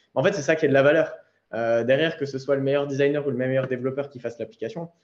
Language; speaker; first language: French; native; French